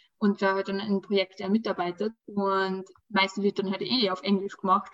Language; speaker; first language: German; early bilingual, other home language; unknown